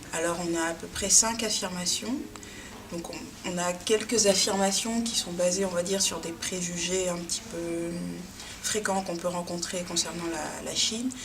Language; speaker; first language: French; native; French